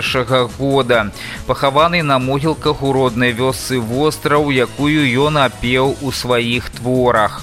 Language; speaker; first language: Belarusian; native; Belarusian